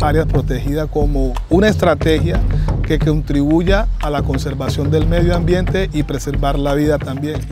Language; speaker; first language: Spanish; native; Spanish